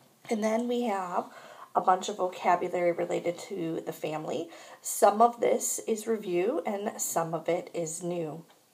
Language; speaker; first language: English; native; English